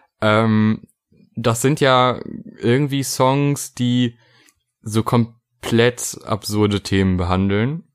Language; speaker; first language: German; native; German